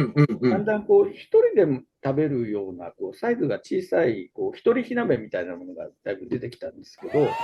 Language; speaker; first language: Japanese; native; Japanese